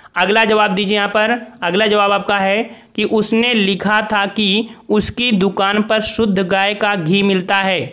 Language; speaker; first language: Hindi; native; Hindi